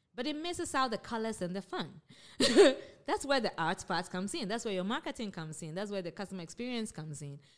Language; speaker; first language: English; non-native, local second language; Akan